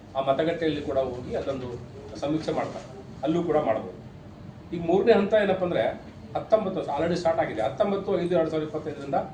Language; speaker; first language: Kannada; native; Kannada